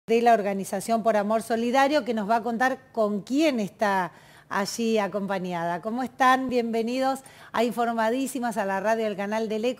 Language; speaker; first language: Spanish; native; Spanish